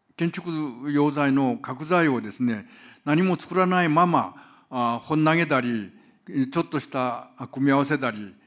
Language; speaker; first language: Japanese; non-native, fluent; Korean